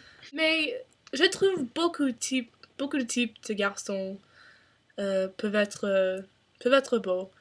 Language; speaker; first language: French; non-native, learner; English